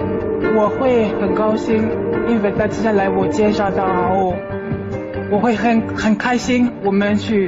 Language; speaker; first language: Chinese; non-native, learner; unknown